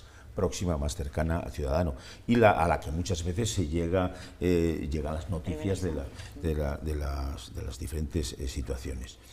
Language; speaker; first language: Spanish; native; Spanish